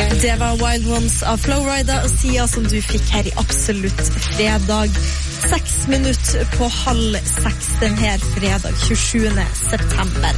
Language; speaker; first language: Norwegian; native; Norwegian